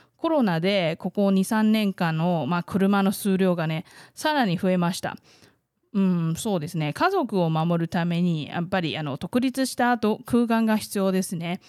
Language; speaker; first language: Japanese; non-native, fluent; Chinese